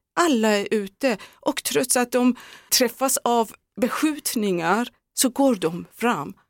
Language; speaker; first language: Swedish; non-native, fluent; Persian